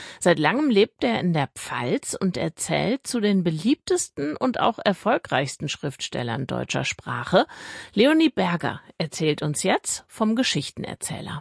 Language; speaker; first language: German; native; German